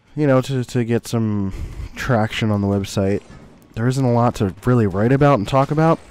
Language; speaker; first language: English; native; English